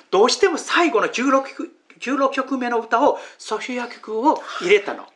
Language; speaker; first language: Japanese; non-native, fluent; Chinese